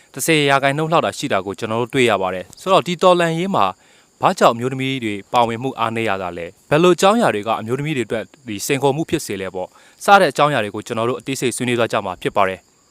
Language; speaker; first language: Burmese; non-native, local second language; Mon